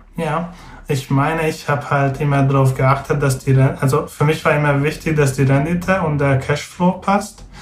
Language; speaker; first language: German; non-native, fluent; Hungarian